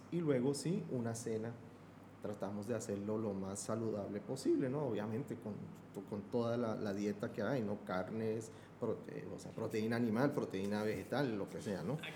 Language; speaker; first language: Spanish; native; Spanish